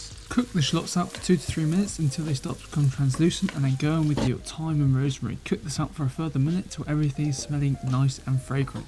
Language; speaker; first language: English; native; English